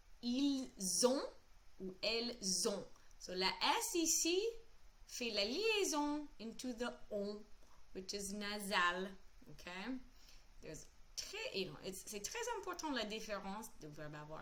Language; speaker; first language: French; non-native, fluent; English